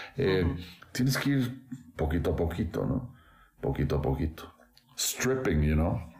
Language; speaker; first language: Spanish; native; Spanish